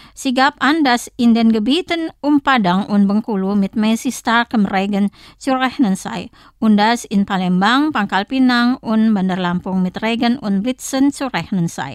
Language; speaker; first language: German; non-native, fluent; Indonesian